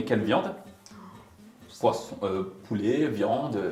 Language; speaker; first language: French; native; French